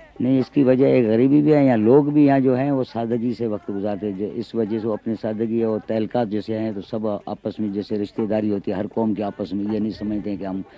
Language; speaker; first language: Urdu; non-native, local second language; Sindhi